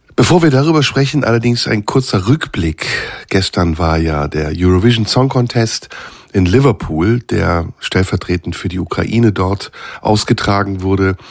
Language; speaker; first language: German; early bilingual, other home language; Turkish